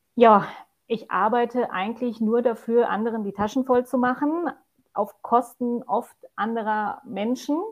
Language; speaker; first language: German; non-native, fluent; Polish